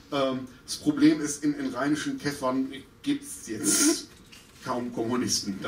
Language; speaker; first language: German; native; German